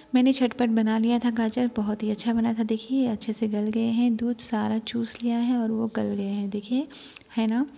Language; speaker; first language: Hindi; non-native, local second language; Urdu